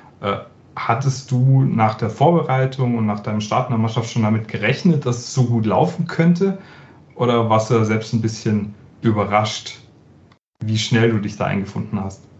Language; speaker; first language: German; native; German